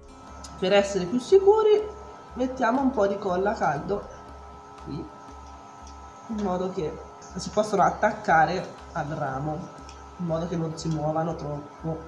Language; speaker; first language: Italian; native; Italian